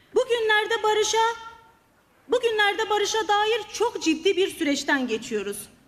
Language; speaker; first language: Turkish; non-native, local second language; Kurdish